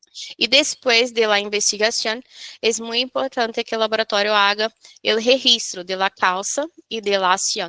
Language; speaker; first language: Spanish; non-native, fluent; Portuguese